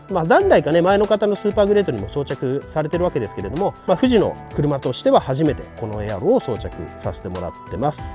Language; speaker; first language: Japanese; native; Japanese